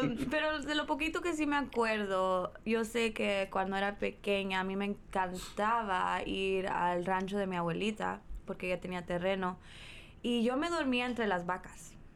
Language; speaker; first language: Spanish; early bilingual, heritage; Spanish